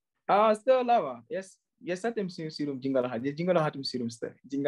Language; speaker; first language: Armenian; non-native, learner; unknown